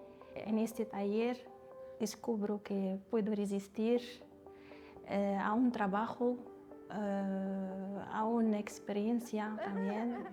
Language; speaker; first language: Spanish; non-native, learner; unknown